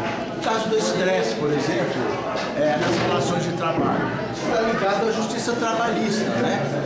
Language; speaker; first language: Portuguese; native; Portuguese